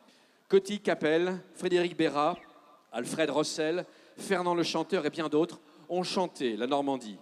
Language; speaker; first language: French; native; French